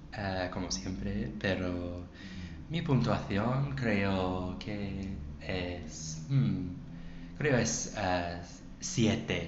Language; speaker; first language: Spanish; non-native, learner; English